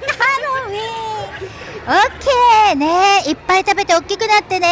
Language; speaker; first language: Japanese; native; Japanese